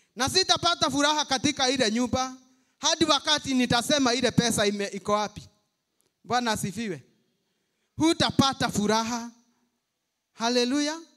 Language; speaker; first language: Swahili; non-native, local second language; Kikuyu